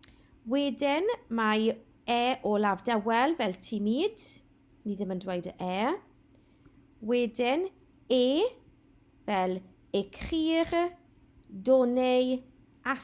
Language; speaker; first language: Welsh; non-native, local second language; English